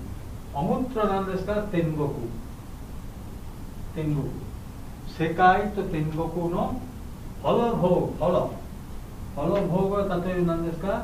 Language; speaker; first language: Japanese; non-native, learner; Bangla